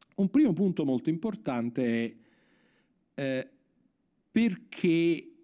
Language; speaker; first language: Italian; native; Italian